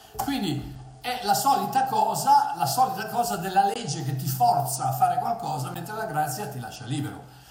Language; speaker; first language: Italian; early bilingual, heritage; Italian